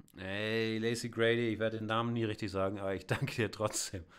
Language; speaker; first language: German; native; German